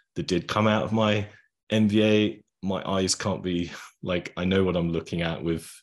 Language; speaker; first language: English; native; English